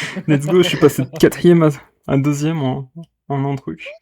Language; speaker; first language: French; native; French